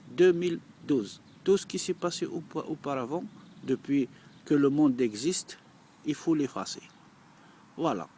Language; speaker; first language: French; non-native, local second language; Arabic